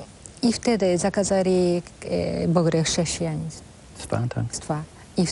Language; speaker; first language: Polish; non-native, fluent; Japanese